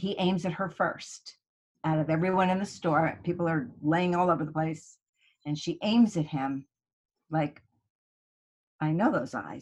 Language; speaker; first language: English; native; English